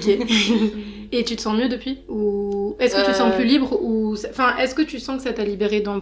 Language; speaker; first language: French; native; French